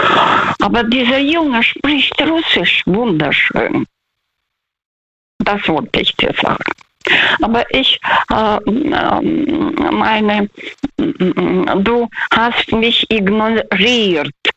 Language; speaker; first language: German; non-native, fluent; Russian